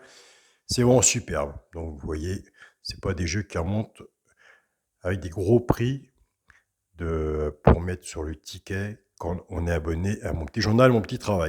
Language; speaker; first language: French; native; French